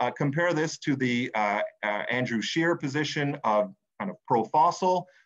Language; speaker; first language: English; native; English